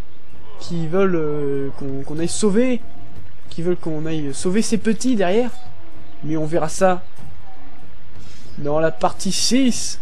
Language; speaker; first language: French; native; French